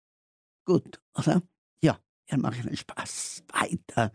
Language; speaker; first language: German; non-native, learner; Spanish